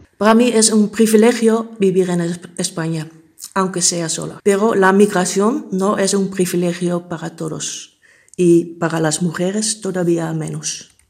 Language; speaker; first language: Spanish; non-native, fluent; Dutch